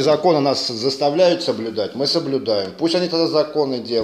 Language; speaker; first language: Russian; native; Russian